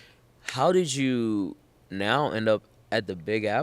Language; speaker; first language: English; native; English